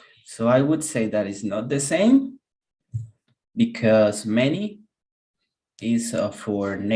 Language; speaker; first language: English; non-native, fluent; Spanish